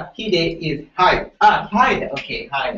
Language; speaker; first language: English; non-native, learner; Japanese